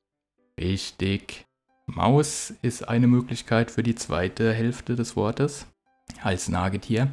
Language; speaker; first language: German; native; German